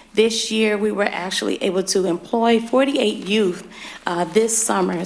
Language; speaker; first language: English; native; English